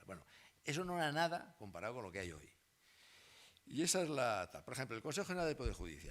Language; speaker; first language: Spanish; native; Spanish